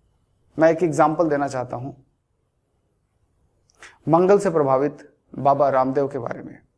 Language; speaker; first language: Hindi; native; Hindi